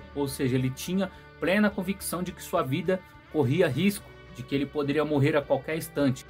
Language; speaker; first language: Portuguese; native; Portuguese